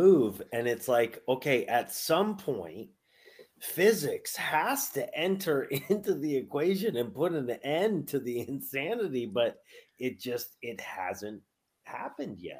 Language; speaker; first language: English; native; English